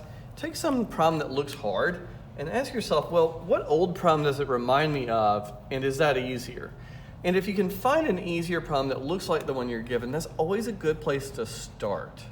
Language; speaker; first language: English; native; English